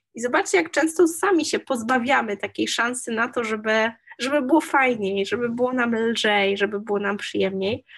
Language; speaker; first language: Polish; native; Polish